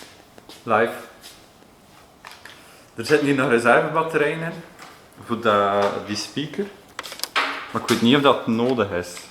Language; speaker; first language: Dutch; native; Dutch